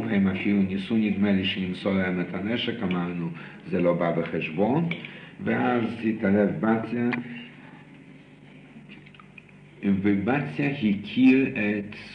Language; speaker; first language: Hebrew; non-native, fluent; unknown